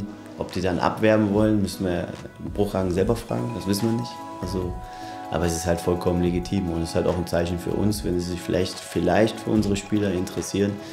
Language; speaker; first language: German; native; German